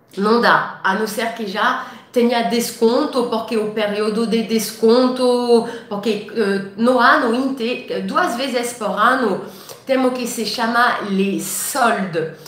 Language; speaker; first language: Portuguese; non-native, fluent; French